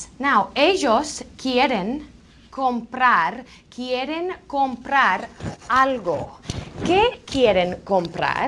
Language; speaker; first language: Spanish; non-native, fluent; English